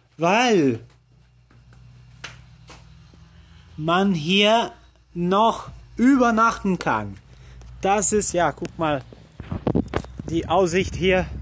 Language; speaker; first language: German; early bilingual, heritage; Portuguese